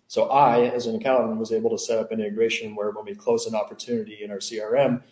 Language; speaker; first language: English; native; English